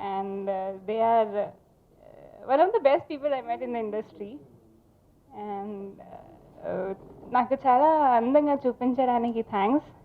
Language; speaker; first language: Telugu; non-native, fluent; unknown